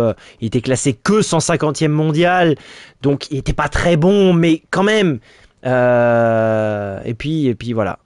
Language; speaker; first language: French; native; French